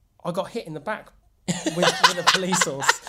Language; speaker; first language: English; native; English